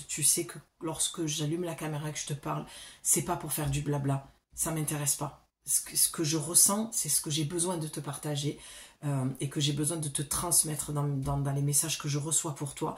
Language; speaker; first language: French; native; French